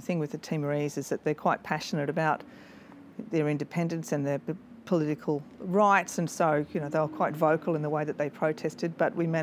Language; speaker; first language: English; native; English